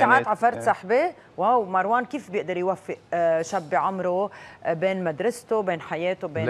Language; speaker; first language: Arabic; native; Arabic